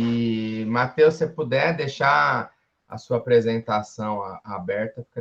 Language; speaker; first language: Portuguese; native; Portuguese